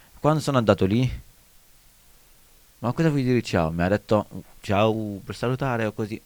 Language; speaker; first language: Italian; non-native, learner; Arabic